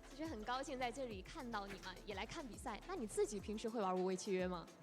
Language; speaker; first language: Chinese; native; Chinese